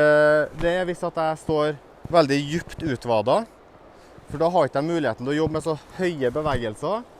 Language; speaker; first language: Norwegian; native; Norwegian